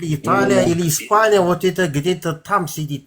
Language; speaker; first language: Russian; non-native, local second language; Kazakh